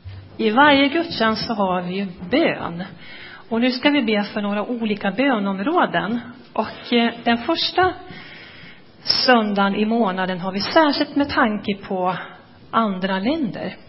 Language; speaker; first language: Swedish; native; Swedish